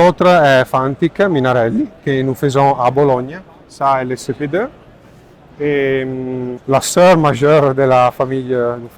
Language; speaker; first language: French; non-native, learner; Italian